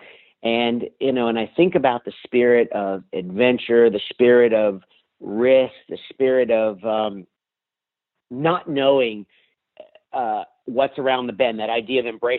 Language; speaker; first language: English; native; English